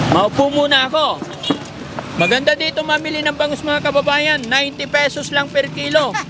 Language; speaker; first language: Filipino; native; Filipino